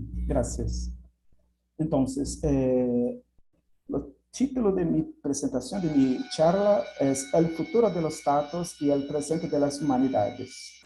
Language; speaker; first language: Spanish; non-native, fluent; Portuguese